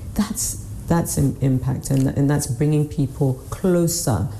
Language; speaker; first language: English; native; English